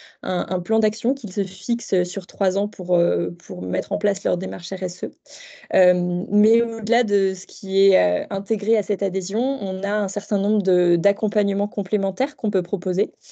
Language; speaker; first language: French; native; French